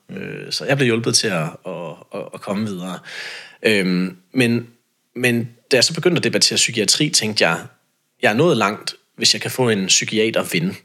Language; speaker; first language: Danish; native; Danish